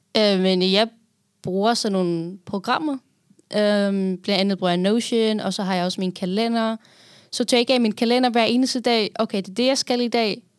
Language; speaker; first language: Danish; non-native, fluent; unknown